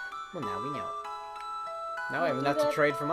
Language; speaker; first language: English; native; English